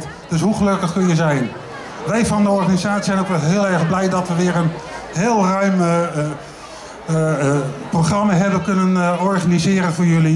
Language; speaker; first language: Dutch; native; Dutch